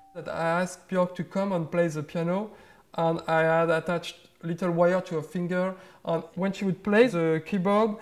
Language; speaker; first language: English; non-native, fluent; French